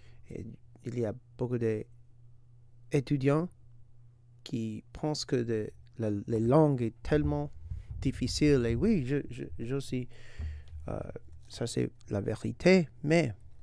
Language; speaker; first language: French; non-native, learner; English